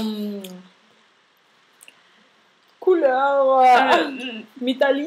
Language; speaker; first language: French; non-native, fluent; Spanish